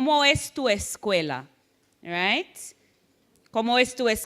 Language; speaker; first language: Spanish; non-native, fluent; English